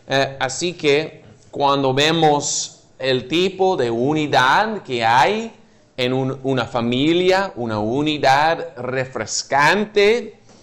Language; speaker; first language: Spanish; non-native, fluent; English